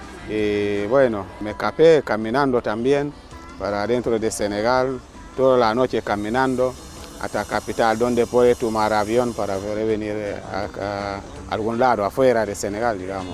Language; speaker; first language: Spanish; non-native, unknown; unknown